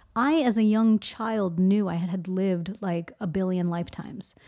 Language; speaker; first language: English; early bilingual, other home language; Hindi